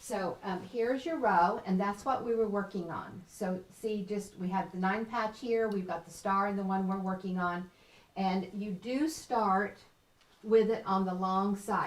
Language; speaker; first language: English; native; English